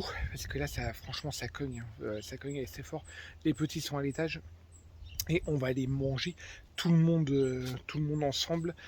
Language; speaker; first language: French; native; French